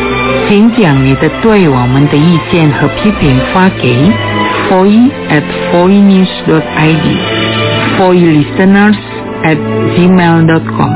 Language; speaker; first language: Chinese; non-native, fluent; Indonesian